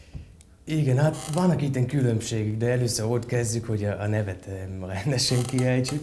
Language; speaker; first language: Hungarian; non-native, fluent; German